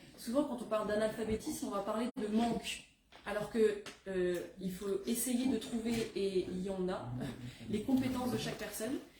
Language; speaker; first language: French; native; French